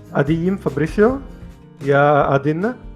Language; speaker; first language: Turkish; non-native, learner; Portuguese